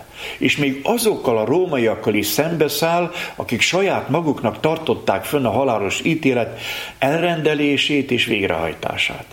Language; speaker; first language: Hungarian; native; Hungarian